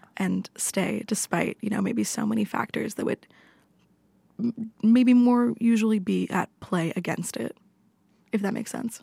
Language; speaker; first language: English; native; English